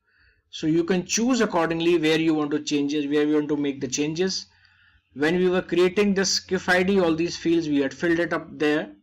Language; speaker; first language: English; non-native, local second language; Hindi